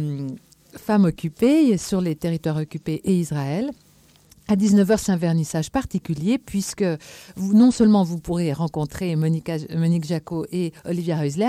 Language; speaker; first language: French; native; French